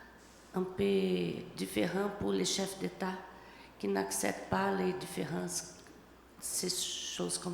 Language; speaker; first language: French; non-native, fluent; Portuguese